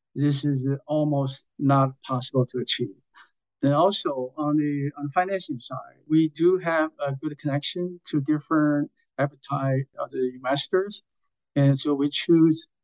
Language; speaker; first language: English; non-native, fluent; Chinese